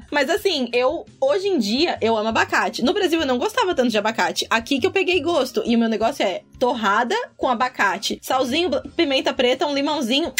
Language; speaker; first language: Portuguese; native; Portuguese